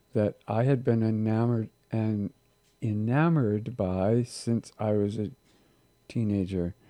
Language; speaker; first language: English; native; English